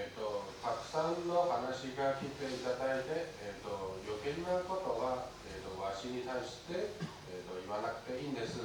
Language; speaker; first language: Japanese; non-native, learner; Chinese